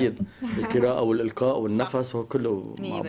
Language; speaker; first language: Arabic; native; Arabic